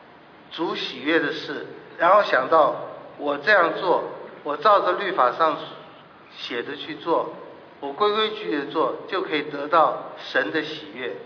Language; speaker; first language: Chinese; native; Chinese